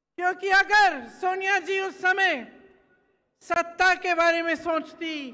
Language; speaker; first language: Hindi; native; Hindi